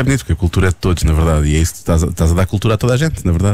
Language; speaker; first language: Portuguese; native; Portuguese